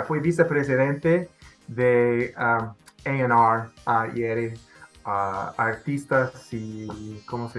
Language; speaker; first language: Spanish; non-native, fluent; English